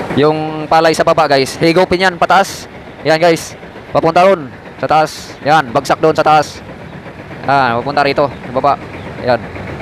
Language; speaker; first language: Filipino; non-native, local second language; Cebuano